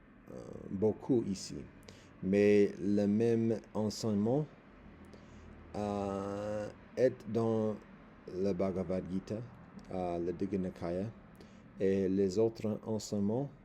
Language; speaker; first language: French; non-native, learner; English